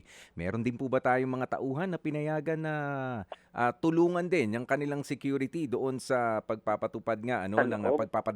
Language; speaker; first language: Filipino; native; Filipino